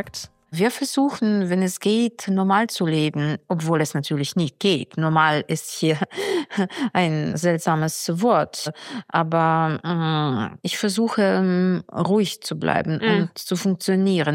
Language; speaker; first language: German; non-native, fluent; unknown